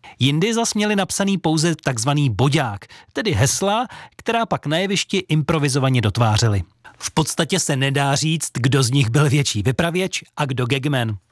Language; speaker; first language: Czech; native; Czech